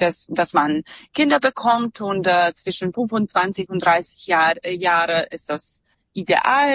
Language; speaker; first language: German; non-native, fluent; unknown